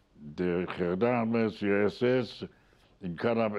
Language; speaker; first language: Spanish; non-native, fluent; Polish